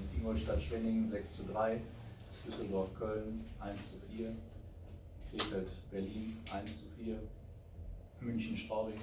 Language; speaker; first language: German; native; German